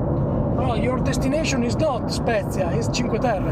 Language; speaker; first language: English; non-native, learner; Italian